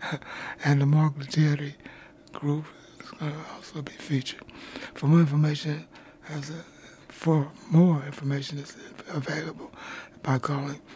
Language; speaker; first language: English; native; English